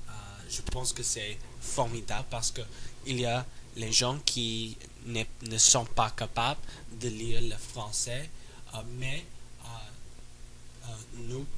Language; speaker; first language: French; non-native, learner; English